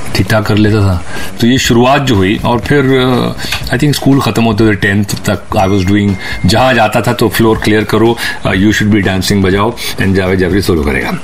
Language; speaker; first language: Hindi; native; Hindi